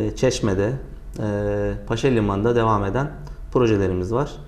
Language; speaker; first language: Turkish; native; Turkish